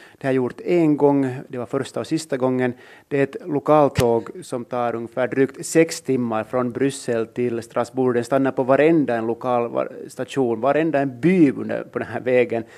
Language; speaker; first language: Swedish; native; Swedish